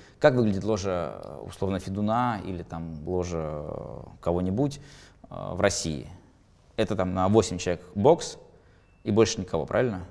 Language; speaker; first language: Russian; native; Russian